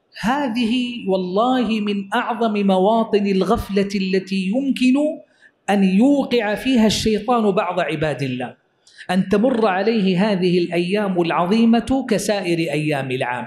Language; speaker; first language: Arabic; native; Arabic